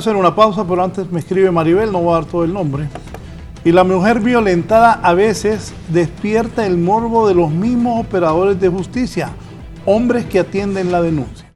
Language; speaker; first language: Spanish; native; Spanish